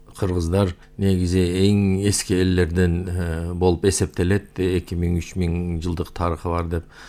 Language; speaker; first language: Kyrgyz; non-native, local second language; Uyghur